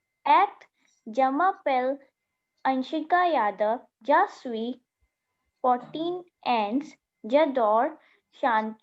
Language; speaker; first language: French; non-native, learner; Hindi